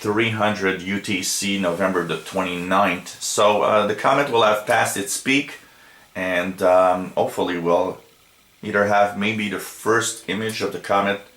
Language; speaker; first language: English; non-native, local second language; French